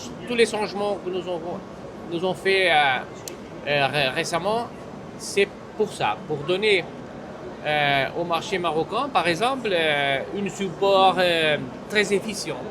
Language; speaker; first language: French; non-native, fluent; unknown